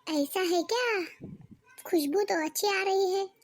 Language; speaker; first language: Hindi; non-native, local second language; Marathi